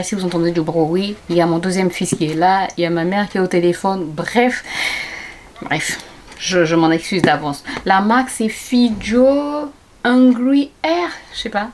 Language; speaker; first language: French; native; French